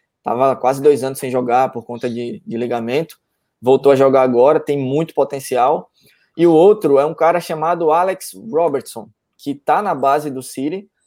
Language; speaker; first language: Portuguese; native; Portuguese